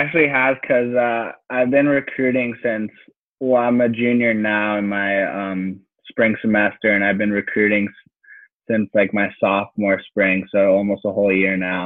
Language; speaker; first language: English; native; English